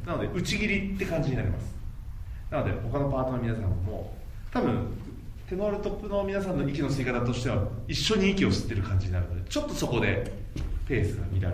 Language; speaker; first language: Japanese; native; Japanese